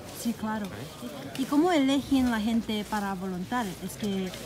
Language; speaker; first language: Spanish; non-native, learner; English